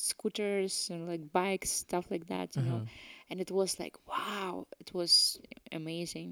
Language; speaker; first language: English; non-native, fluent; Ukrainian